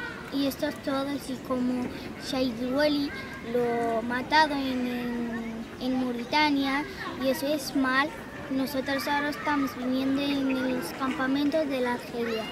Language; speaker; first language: Spanish; non-native, learner; Arabic